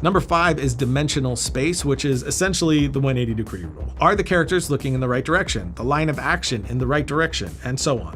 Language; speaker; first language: English; native; English